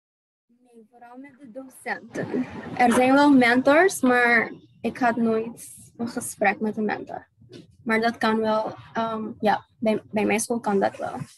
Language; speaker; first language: Dutch; non-native, local second language; Papiamento